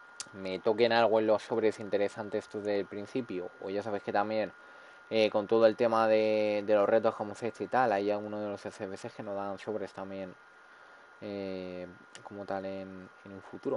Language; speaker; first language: Spanish; native; Spanish